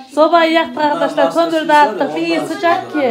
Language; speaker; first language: Turkish; native; Turkish